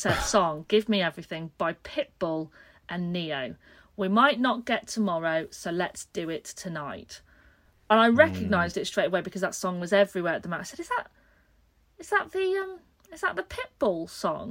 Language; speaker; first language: English; native; English